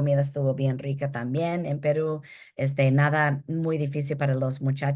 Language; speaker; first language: Spanish; early bilingual, heritage; Spanish